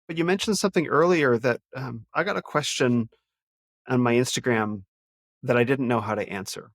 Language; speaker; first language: English; native; English